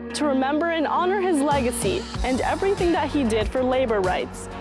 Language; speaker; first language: English; native; English